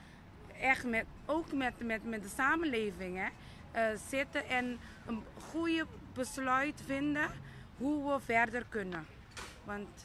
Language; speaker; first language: Dutch; non-native, local second language; Papiamento